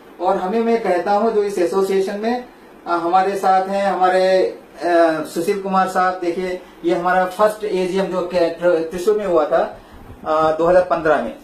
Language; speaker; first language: Hindi; non-native, local second language; Malayalam